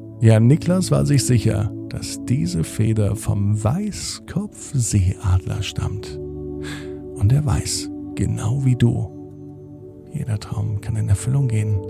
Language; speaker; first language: German; native; German